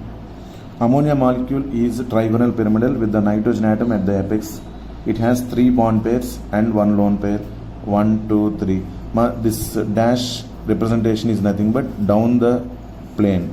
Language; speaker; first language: English; non-native, local second language; Telugu